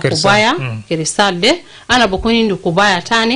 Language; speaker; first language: Arabic; non-native, local second language; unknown